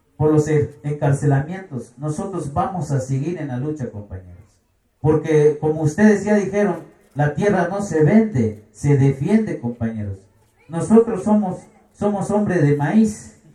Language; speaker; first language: Spanish; non-native, local second language; Tzeltal